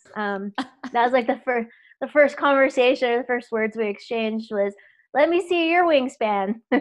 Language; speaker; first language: English; native; English